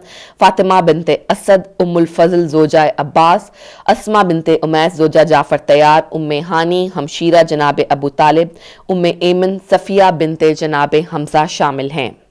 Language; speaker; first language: Urdu; native; Urdu